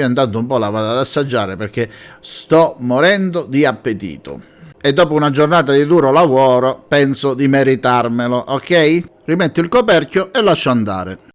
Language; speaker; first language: Italian; native; Italian